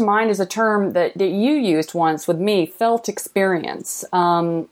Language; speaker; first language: English; native; English